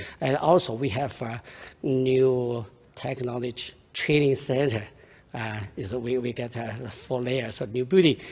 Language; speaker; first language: English; non-native, learner; Chinese